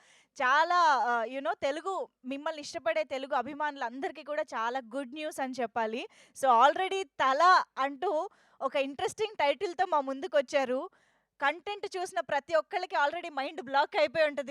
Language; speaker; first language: Telugu; native; Telugu